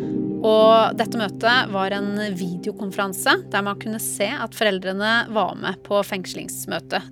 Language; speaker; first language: Norwegian; native; Norwegian